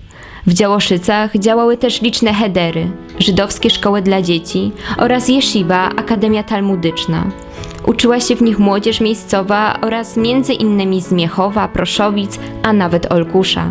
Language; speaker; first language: Polish; native; Polish